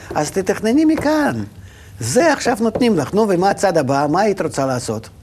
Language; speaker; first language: Hebrew; non-native, fluent; Russian